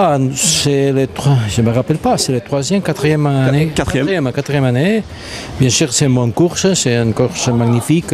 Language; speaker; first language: French; non-native, fluent; Spanish